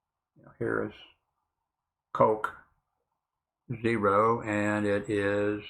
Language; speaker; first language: English; native; English